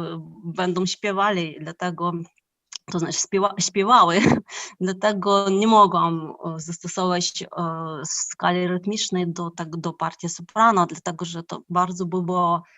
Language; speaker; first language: Polish; non-native, fluent; Ukrainian